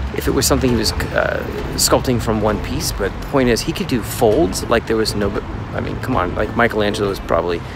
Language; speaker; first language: English; native; English